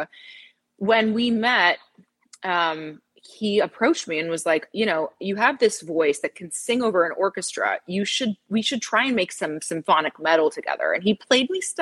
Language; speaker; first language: English; native; English